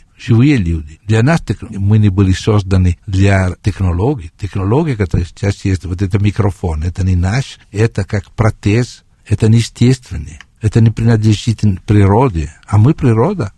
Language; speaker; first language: Russian; non-native, fluent; Italian